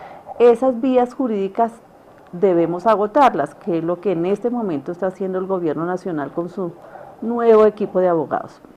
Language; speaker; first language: Spanish; native; Spanish